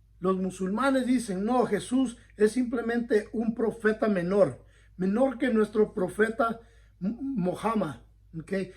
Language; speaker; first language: Spanish; early bilingual, heritage; Spanish